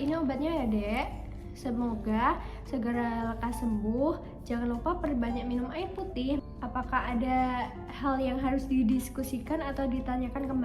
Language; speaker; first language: Indonesian; native; Indonesian